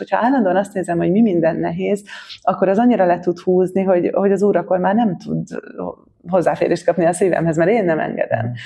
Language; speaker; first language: Hungarian; native; Hungarian